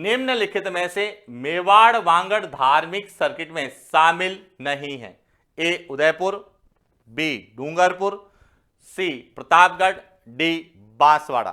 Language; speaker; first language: Hindi; native; Hindi